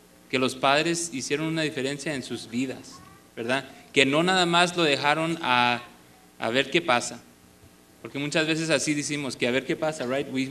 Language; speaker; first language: Spanish; early bilingual, other home language; English